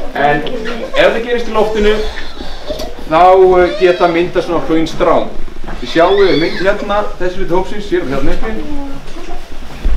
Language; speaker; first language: Icelandic; native; Icelandic